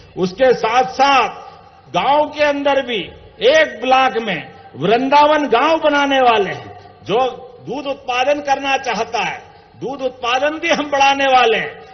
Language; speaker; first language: Hindi; native; Hindi